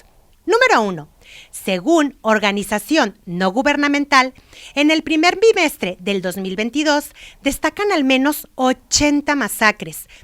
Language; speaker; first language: Spanish; native; Spanish